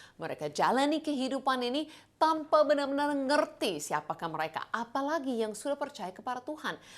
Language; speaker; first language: Indonesian; non-native, fluent; English